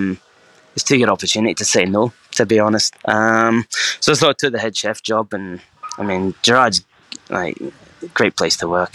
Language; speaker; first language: English; native; English